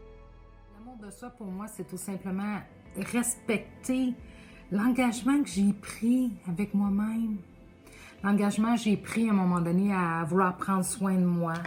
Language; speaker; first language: French; native; French